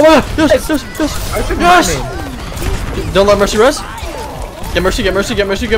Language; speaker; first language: English; native; English